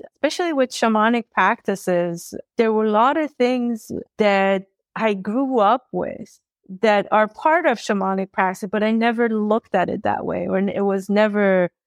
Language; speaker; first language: English; early bilingual, other home language; Persian